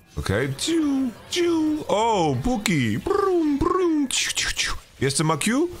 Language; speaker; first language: Polish; non-native, learner; Swedish